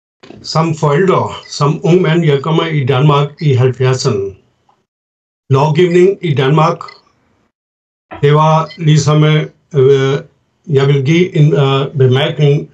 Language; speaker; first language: Danish; non-native, fluent; Urdu